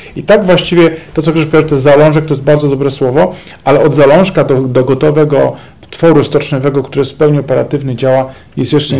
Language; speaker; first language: Polish; native; Polish